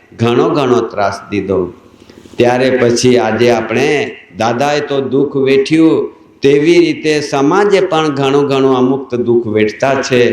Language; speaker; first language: Gujarati; non-native, local second language; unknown